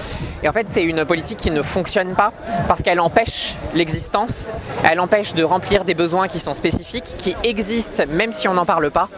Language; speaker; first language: French; native; French